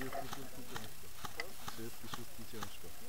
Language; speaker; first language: Polish; native; Polish